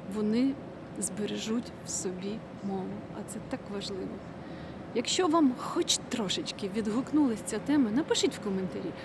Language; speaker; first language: Ukrainian; non-native, local second language; Russian